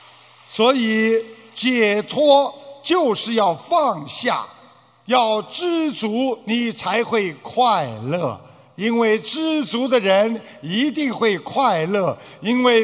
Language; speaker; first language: Chinese; native; Chinese